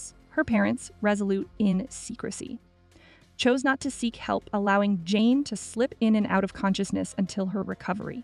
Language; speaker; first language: English; native; English